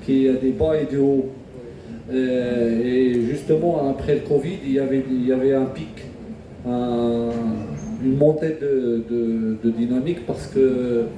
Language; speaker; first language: French; non-native, local second language; Arabic